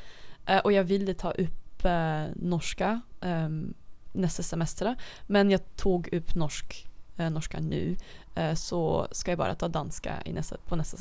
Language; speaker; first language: Swedish; non-native, fluent; Dutch